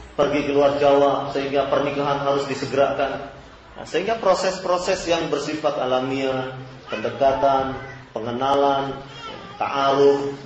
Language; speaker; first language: Indonesian; native; Indonesian